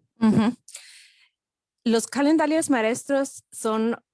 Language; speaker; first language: Spanish; non-native, fluent; English